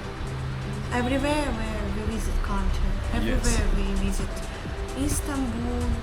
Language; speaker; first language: English; non-native, learner; Russian